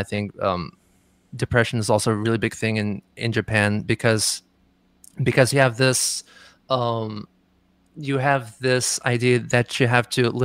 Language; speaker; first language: English; native; English